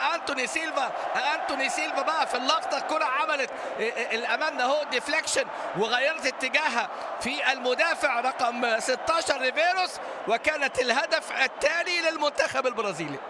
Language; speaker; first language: Arabic; native; Arabic